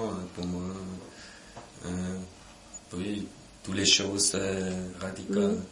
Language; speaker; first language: French; non-native, local second language; German